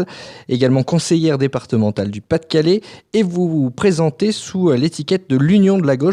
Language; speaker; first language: French; native; French